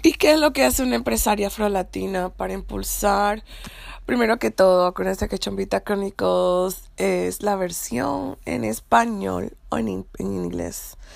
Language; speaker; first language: Spanish; non-native, local second language; English